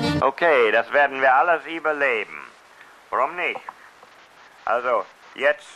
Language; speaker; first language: German; early bilingual, heritage; German